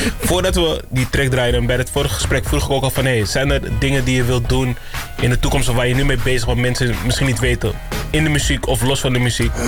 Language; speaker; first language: Dutch; native; Dutch